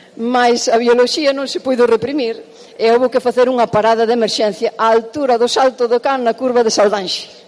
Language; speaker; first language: Galician; native; Galician